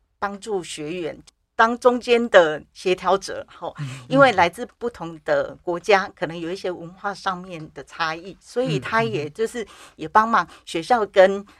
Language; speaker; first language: Chinese; native; Chinese